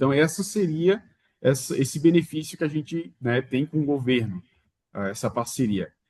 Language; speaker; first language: Portuguese; native; Portuguese